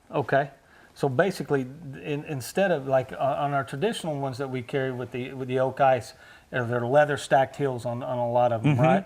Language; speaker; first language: English; native; English